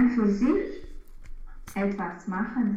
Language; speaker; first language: German; non-native, learner; Romanian